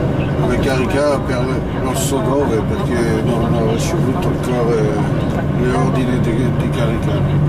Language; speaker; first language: Italian; non-native, fluent; French